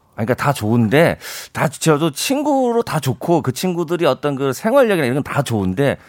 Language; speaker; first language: Korean; native; Korean